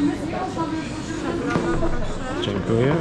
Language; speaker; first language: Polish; non-native, learner; English